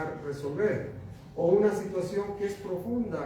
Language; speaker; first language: Spanish; native; Spanish